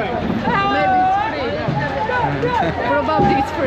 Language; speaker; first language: English; non-native, learner; Greek